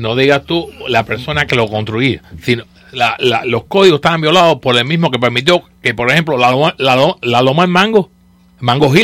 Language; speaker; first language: Spanish; native; Spanish